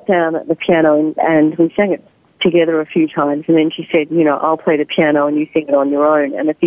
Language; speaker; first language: English; native; English